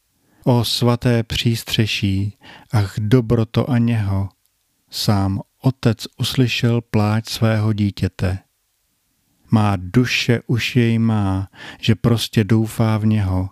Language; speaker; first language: Czech; native; Czech